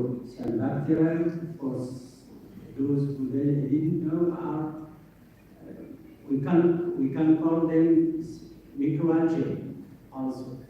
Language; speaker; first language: English; non-native, fluent; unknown